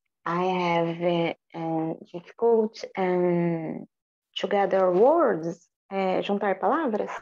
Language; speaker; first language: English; non-native, learner; Portuguese